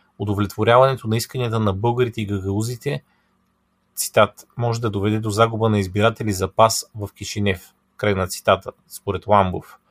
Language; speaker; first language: Bulgarian; native; Bulgarian